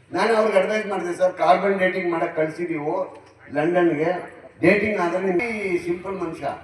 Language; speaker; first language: Kannada; non-native, local second language; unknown